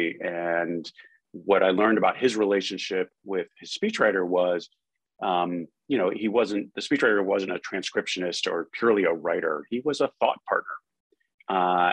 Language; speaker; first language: English; native; English